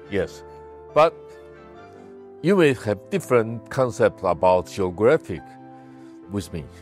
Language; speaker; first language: English; non-native, fluent; Chinese